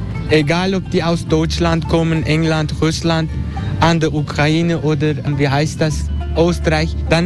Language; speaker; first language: German; non-native, fluent; Turkish